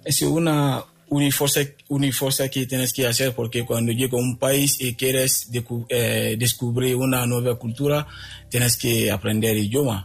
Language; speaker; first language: Spanish; non-native, local second language; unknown